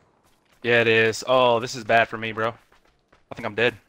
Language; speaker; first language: English; native; English